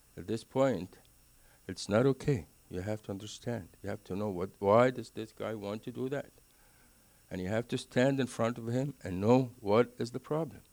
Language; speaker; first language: English; non-native, fluent; Arabic